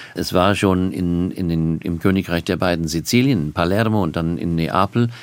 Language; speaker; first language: German; non-native, fluent; English